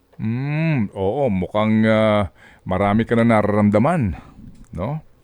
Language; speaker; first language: Filipino; native; Filipino